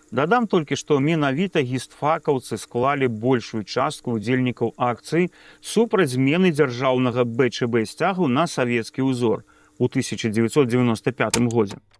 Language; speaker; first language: Belarusian; native; Belarusian